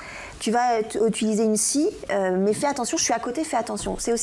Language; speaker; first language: French; native; French